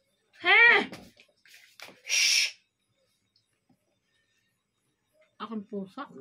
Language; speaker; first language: Filipino; non-native, local second language; Cebuano